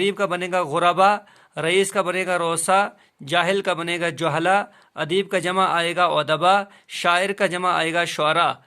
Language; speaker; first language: Urdu; non-native, local second language; Kashmiri